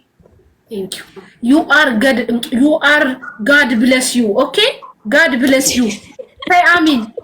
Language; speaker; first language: English; non-native, learner; Amharic